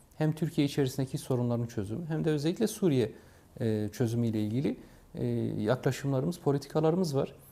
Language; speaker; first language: Turkish; non-native, local second language; Kurdish